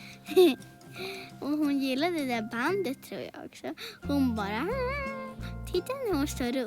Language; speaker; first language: Swedish; early bilingual, other home language; Urdu